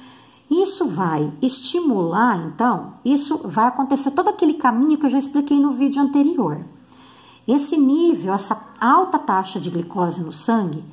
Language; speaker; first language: Portuguese; native; Portuguese